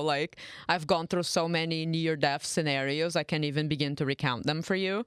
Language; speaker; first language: English; non-native, fluent; Portuguese